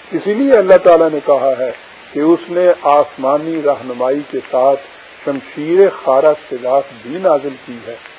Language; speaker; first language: Urdu; native; Urdu